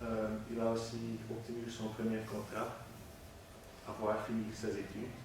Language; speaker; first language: French; non-native, learner; Dutch